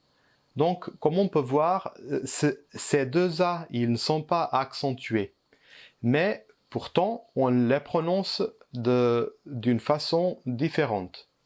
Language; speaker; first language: French; early bilingual, heritage; Portuguese